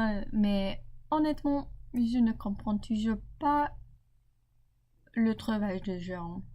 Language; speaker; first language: French; non-native, learner; English